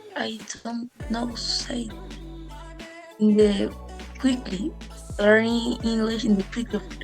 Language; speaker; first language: English; non-native, learner; Spanish